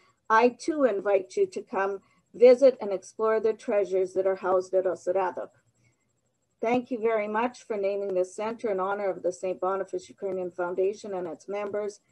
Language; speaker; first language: English; early bilingual, other home language; Ukrainian